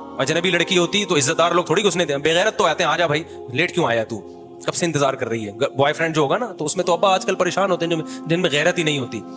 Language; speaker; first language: Urdu; native; Urdu